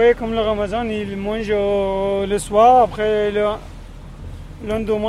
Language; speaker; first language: French; non-native, learner; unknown